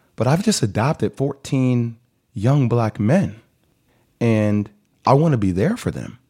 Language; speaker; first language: English; native; English